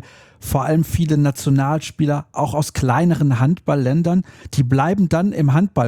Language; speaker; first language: German; native; German